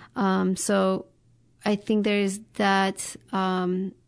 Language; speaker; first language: English; non-native, fluent; Turkish